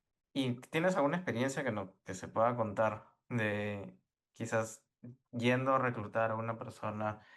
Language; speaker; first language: Spanish; native; Spanish